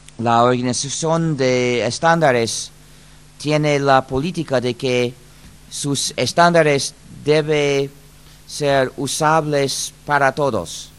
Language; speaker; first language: Spanish; non-native, fluent; English